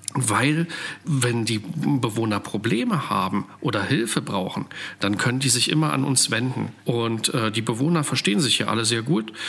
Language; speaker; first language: German; native; German